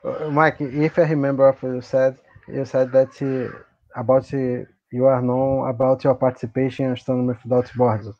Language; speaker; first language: English; non-native, learner; Portuguese